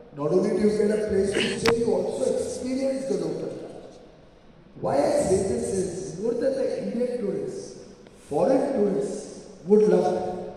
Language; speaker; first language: English; non-native, local second language; Hindi